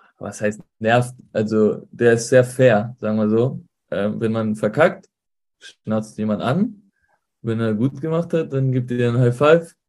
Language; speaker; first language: German; early bilingual, heritage; Spanish